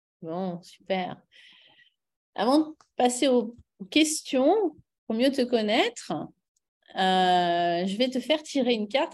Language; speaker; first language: French; native; French